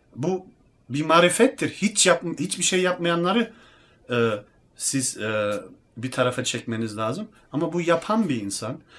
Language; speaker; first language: Turkish; early bilingual, heritage; Turkish